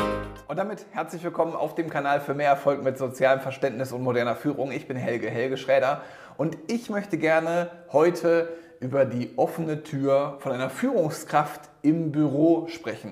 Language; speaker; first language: German; native; German